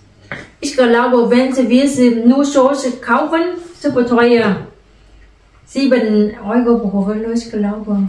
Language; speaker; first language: German; non-native, learner; Vietnamese